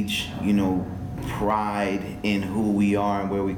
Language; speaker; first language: English; early bilingual, other home language; French